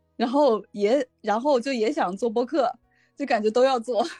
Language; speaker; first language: Chinese; native; Chinese